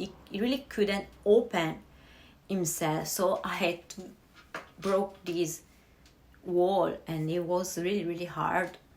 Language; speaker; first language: English; non-native, fluent; Italian